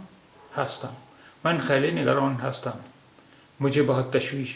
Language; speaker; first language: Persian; non-native, fluent; Urdu